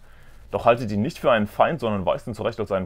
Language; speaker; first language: German; native; German